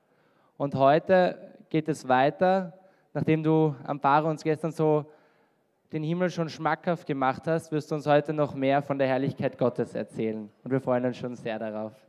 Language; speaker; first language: German; native; German